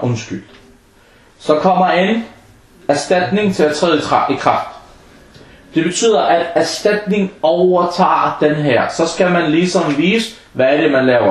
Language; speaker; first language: Danish; non-native, fluent; Arabic